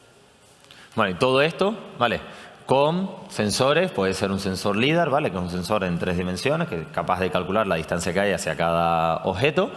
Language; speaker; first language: Spanish; native; Spanish